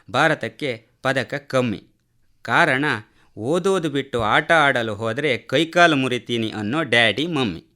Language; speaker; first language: Kannada; native; Kannada